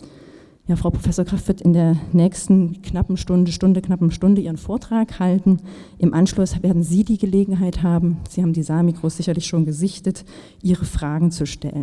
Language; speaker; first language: German; native; German